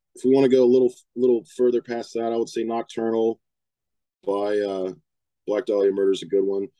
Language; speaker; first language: English; native; English